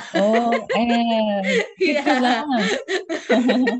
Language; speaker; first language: English; non-native, learner; Indonesian